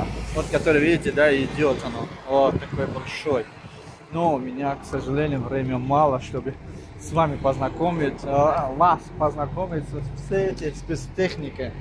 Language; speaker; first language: Russian; non-native, learner; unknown